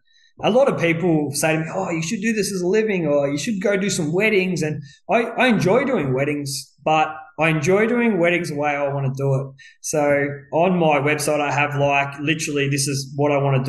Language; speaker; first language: English; native; English